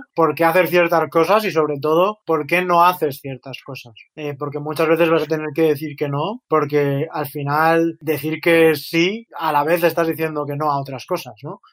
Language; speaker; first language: Spanish; native; Spanish